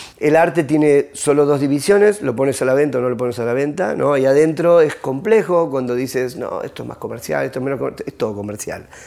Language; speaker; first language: Spanish; native; Spanish